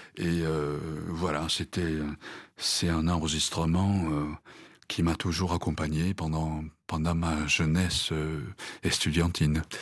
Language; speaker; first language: French; non-native, fluent; Japanese